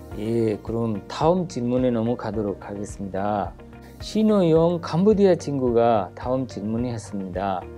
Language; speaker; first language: Korean; non-native, fluent; Bangla